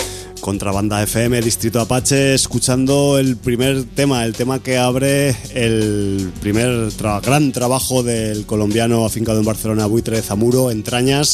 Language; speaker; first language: Spanish; native; Spanish